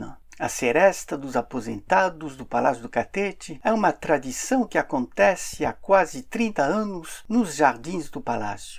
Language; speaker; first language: Portuguese; non-native, fluent; French